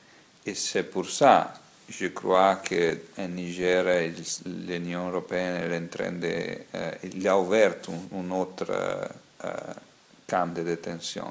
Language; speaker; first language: French; non-native, fluent; Italian